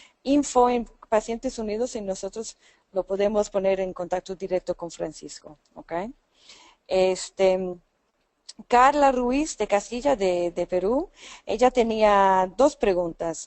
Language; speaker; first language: Spanish; non-native, fluent; English